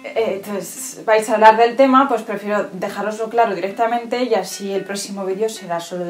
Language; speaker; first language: Spanish; native; Spanish